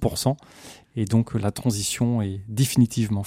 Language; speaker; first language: French; native; French